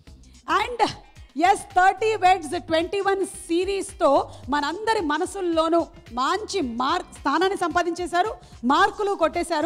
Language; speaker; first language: Telugu; native; Telugu